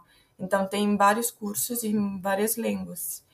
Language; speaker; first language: Portuguese; non-native, fluent; Italian